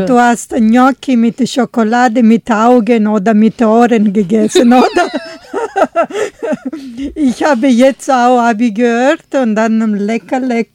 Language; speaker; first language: German; non-native, learner; Italian